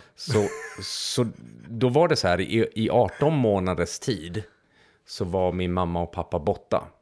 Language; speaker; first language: Swedish; early bilingual, other home language; Hungarian